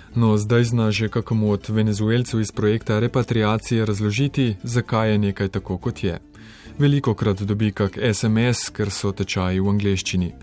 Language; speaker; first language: Slovenian; native; Slovenian